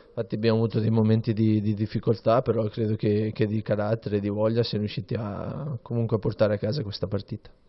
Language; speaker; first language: Italian; native; Italian